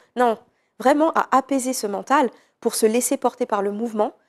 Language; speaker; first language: French; native; French